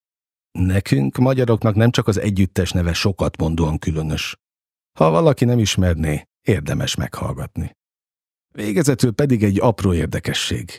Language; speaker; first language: Hungarian; native; Hungarian